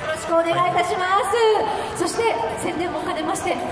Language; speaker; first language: Japanese; native; Japanese